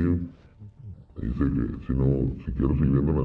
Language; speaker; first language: Spanish; native; Spanish